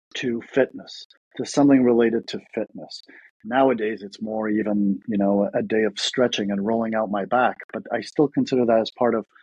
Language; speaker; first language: English; early bilingual, other home language; Russian